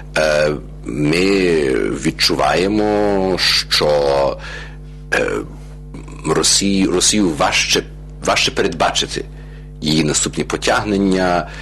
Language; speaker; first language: Ukrainian; early bilingual, heritage; Ukrainian